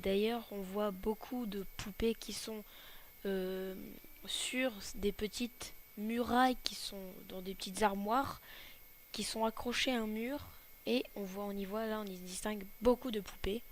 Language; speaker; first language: French; native; French